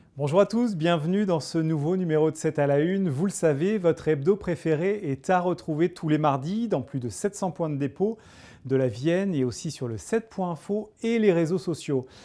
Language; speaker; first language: French; native; French